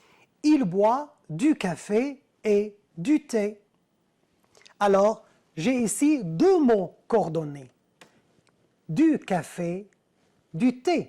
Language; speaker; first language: French; non-native, fluent; Arabic